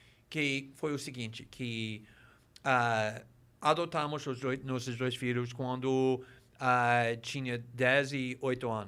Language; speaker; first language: Portuguese; non-native, fluent; English